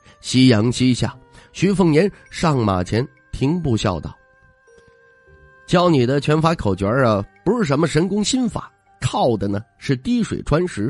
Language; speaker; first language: Chinese; native; Chinese